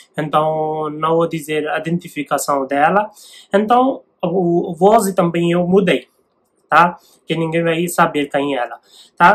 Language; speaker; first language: Portuguese; non-native, learner; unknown